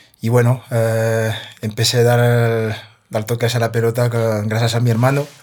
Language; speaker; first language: Spanish; non-native, fluent; French